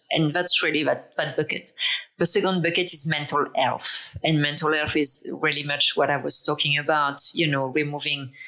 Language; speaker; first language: English; non-native, fluent; French